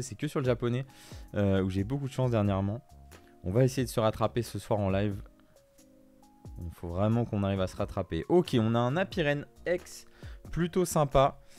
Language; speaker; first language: French; native; French